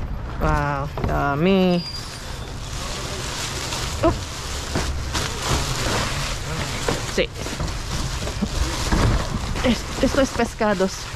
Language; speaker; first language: Spanish; non-native, learner; Filipino